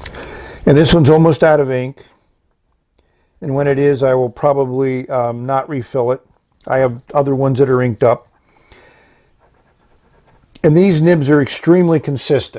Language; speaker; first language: English; native; English